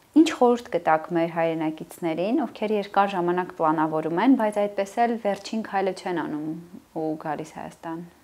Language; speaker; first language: Armenian; native; Armenian